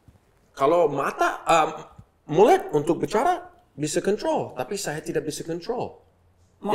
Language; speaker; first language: Indonesian; non-native, learner; English